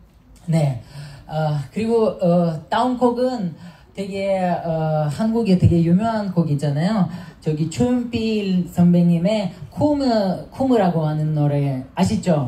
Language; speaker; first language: Korean; non-native, fluent; Ukrainian